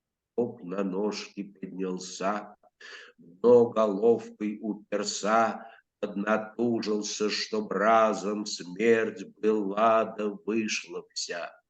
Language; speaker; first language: Russian; native; Russian